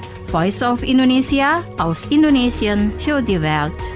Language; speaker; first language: German; non-native, fluent; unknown